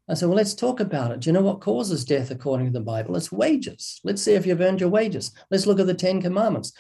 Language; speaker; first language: English; native; English